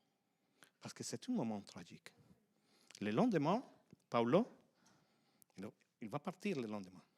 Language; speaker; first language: French; non-native, fluent; Spanish